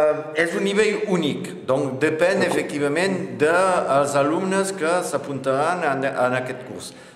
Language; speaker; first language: Catalan; non-native, local second language; French